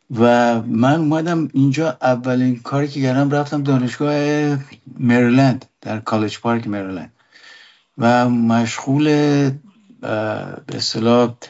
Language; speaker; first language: Persian; native; Persian